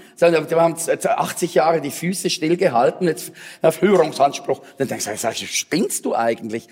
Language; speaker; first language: German; native; German